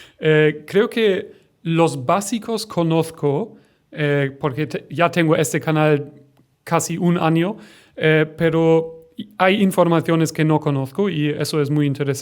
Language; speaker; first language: Spanish; non-native, learner; German